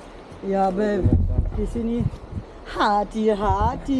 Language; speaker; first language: Indonesian; non-native, learner; English